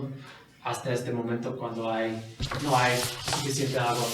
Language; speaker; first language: Spanish; non-native, fluent; English